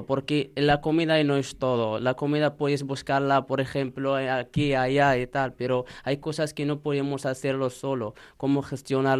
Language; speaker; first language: Spanish; non-native, learner; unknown